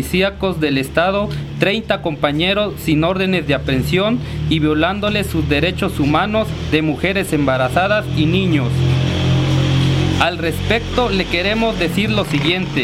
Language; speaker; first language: Spanish; native; Spanish